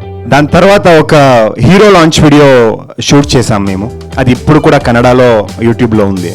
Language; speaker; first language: Telugu; non-native, learner; Kannada